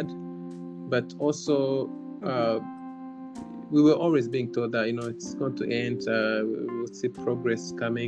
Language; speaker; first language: English; non-native, local second language; Kinyarwanda